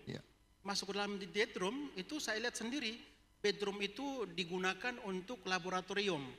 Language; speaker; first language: Indonesian; native; Indonesian